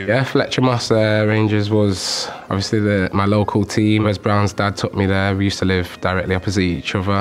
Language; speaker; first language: English; native; English